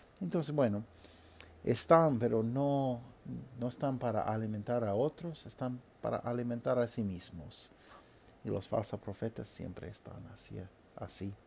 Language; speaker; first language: Spanish; non-native, fluent; English